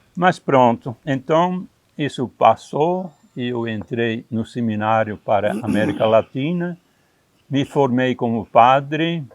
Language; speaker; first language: Portuguese; non-native, fluent; Dutch